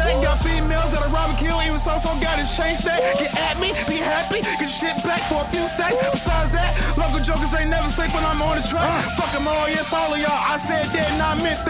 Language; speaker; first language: English; native; English